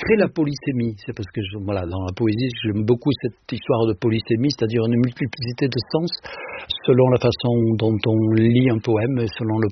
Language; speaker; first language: French; native; French